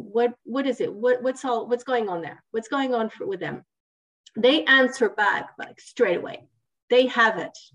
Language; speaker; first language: English; non-native, fluent; Italian